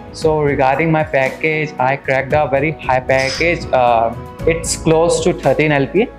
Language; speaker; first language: English; non-native, local second language; Hindi